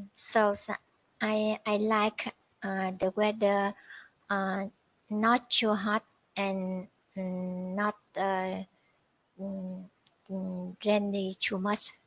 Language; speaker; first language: English; non-native, learner; Vietnamese